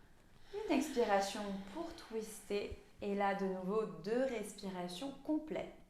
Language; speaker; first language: French; native; French